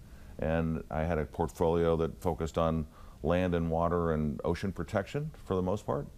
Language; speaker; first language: English; native; English